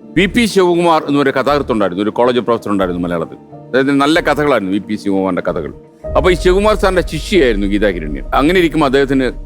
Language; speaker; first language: Malayalam; native; Malayalam